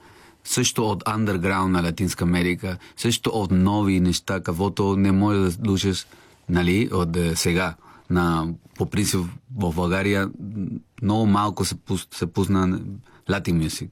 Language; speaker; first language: Bulgarian; non-native, learner; Spanish